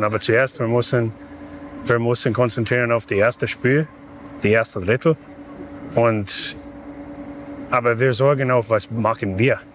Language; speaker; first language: German; non-native, fluent; English